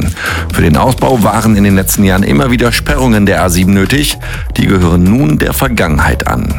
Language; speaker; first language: German; native; German